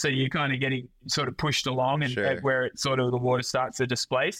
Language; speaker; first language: English; native; English